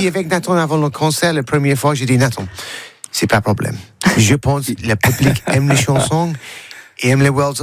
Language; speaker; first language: French; non-native, learner; English